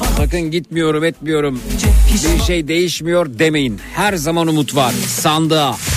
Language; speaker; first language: Turkish; native; Turkish